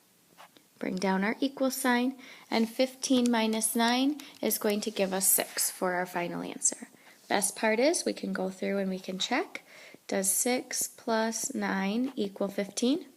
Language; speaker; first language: English; native; English